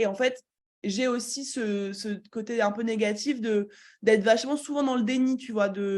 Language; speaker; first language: French; native; French